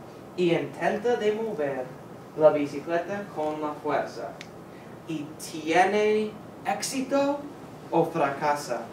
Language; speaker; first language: Spanish; non-native, fluent; English